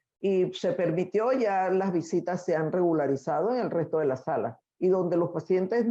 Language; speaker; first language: Spanish; native; Spanish